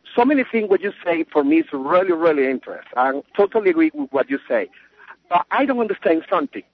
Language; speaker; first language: English; non-native, learner; Spanish